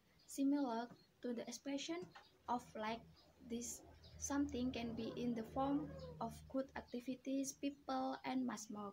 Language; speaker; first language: English; non-native, learner; Indonesian